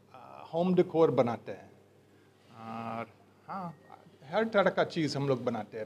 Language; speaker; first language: Hindi; non-native, learner; English